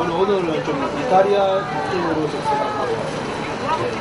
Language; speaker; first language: Korean; early bilingual, heritage; Japanese